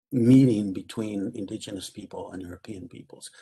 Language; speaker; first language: English; native; English